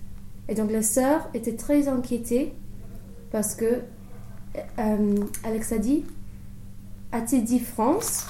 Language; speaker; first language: French; non-native, learner; English